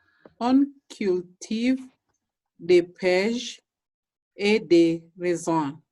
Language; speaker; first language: French; non-native, learner; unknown